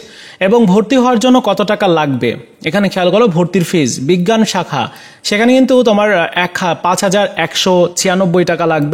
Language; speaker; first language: Bangla; native; Bangla